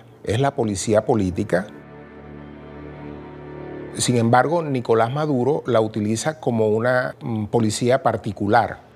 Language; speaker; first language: Spanish; native; Spanish